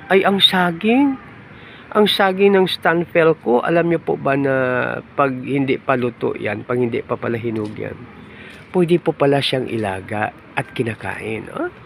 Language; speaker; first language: Filipino; non-native, local second language; Hiligaynon